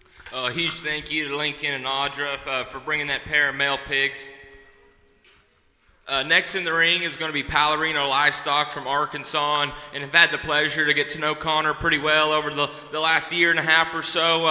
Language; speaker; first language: English; native; English